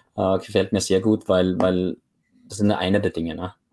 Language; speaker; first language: German; native; German